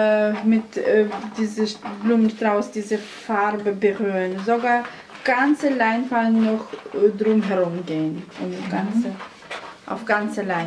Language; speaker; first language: German; non-native, fluent; Russian